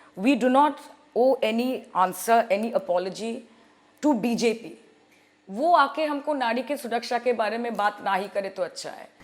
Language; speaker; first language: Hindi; non-native, local second language; Bangla